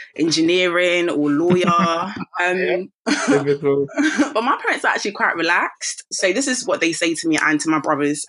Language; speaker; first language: English; early bilingual, other home language; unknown